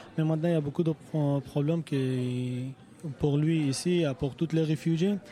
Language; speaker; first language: French; non-native, learner; Persian